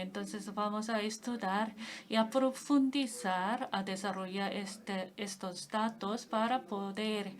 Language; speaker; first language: Spanish; non-native, fluent; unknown